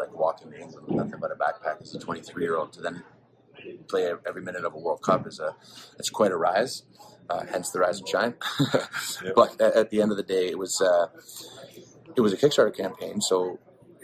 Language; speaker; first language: English; native; English